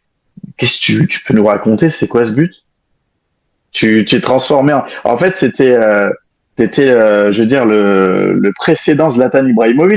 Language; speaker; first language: French; native; French